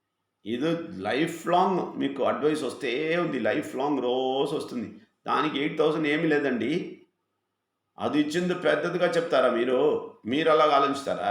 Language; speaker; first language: Telugu; non-native, fluent; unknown